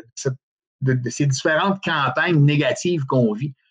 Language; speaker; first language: French; native; French